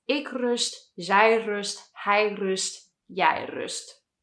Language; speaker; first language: Dutch; non-native, fluent; English